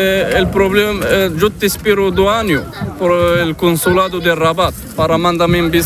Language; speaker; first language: Spanish; non-native, learner; Arabic